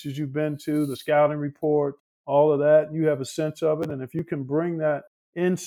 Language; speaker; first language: English; native; English